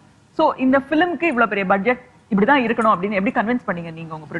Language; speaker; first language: Tamil; native; Tamil